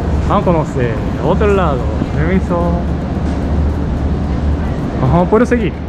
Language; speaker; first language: Spanish; non-native, learner; Japanese